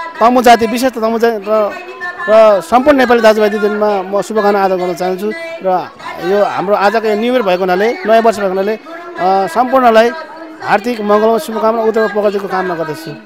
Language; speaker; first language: Nepali; native; Nepali